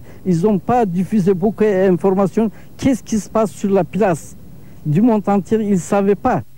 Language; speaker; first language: French; non-native, learner; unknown